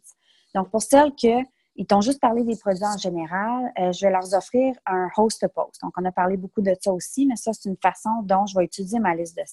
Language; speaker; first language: French; native; French